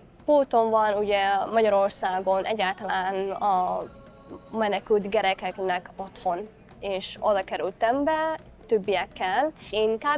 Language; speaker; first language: Hungarian; non-native, fluent; Somali